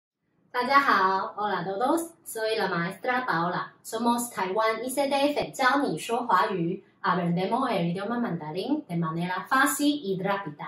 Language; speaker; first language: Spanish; non-native, fluent; Chinese